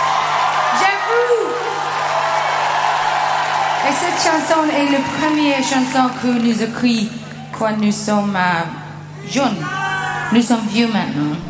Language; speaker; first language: French; non-native, learner; English